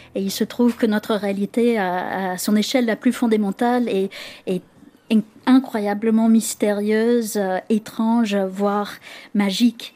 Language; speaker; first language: French; non-native, fluent; English